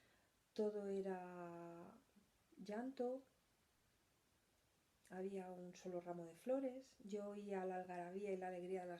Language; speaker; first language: Spanish; native; Spanish